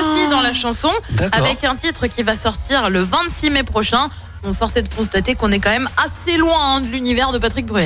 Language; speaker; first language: French; native; French